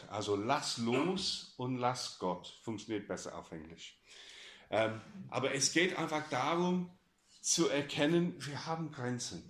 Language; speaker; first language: German; non-native, fluent; English